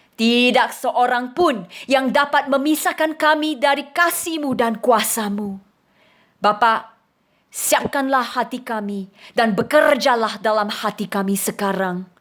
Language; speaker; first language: Indonesian; non-native, fluent; English